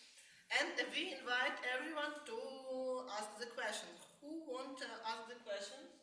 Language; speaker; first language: English; non-native, learner; Ukrainian